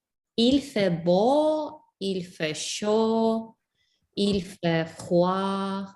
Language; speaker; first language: French; non-native, learner; English